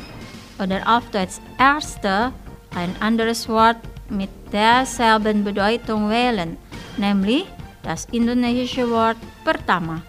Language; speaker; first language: German; non-native, fluent; Indonesian